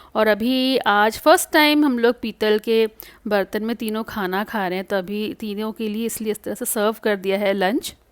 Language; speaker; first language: Hindi; non-native, local second language; Bangla